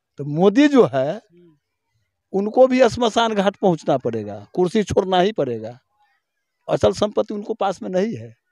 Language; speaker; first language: Hindi; native; Hindi